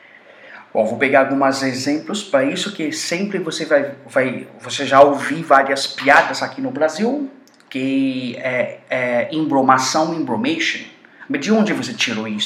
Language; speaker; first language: Portuguese; non-native, fluent; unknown